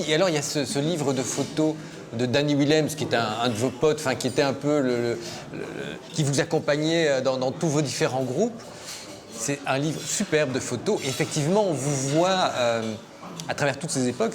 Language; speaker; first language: French; native; French